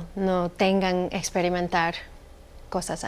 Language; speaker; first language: Spanish; non-native, fluent; English